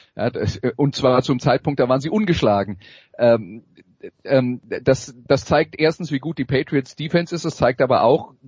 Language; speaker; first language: German; non-native, fluent; French